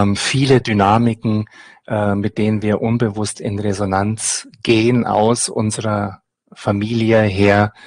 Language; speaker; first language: German; native; German